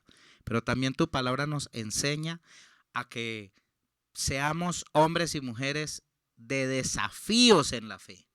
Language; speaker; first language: Spanish; native; Spanish